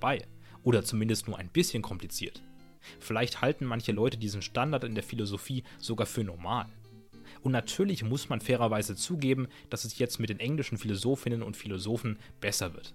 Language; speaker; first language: German; native; German